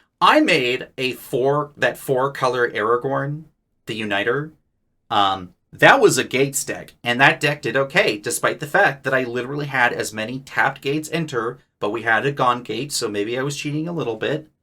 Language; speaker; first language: English; native; English